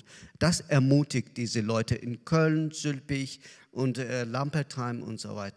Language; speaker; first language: German; non-native, learner; Azerbaijani